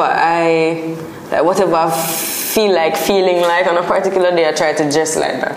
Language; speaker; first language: English; non-native, local second language; Jamaican Creole English